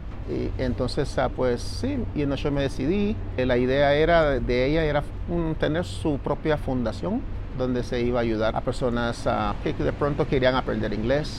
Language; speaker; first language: Spanish; native; Spanish